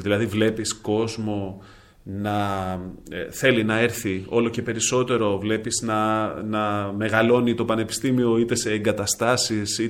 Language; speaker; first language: Greek; native; Greek